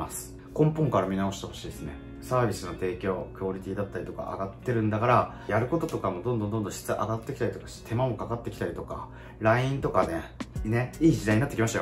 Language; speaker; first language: Japanese; native; Japanese